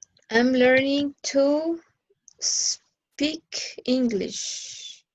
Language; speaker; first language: English; non-native, learner; Spanish